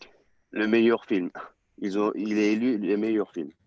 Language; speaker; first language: French; non-native, learner; Turkish